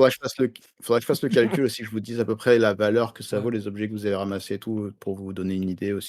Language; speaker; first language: French; native; French